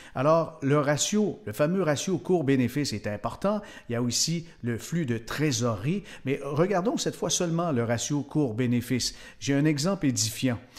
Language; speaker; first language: French; native; French